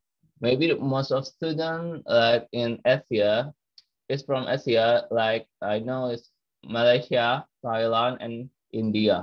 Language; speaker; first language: English; non-native, learner; Indonesian